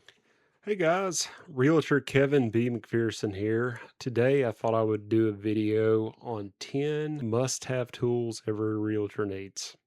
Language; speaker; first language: English; native; English